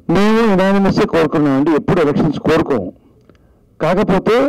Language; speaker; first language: Telugu; native; Telugu